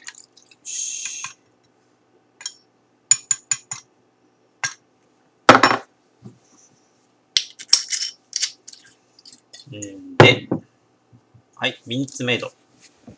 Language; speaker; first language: Japanese; native; Japanese